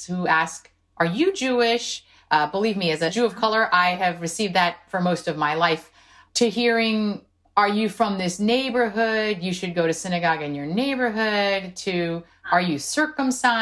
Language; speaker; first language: English; non-native, fluent; Korean